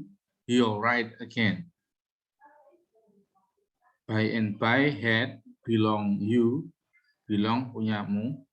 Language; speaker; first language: English; non-native, fluent; Indonesian